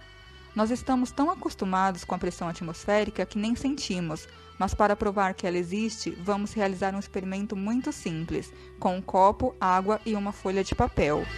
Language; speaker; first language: Portuguese; native; Portuguese